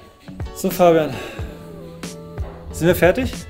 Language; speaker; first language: German; native; German